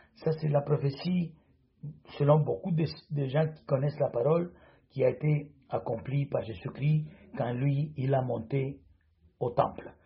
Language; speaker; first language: French; non-native, fluent; Spanish